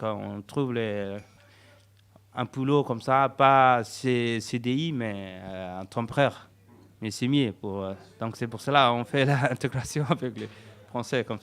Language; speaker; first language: French; non-native, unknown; Somali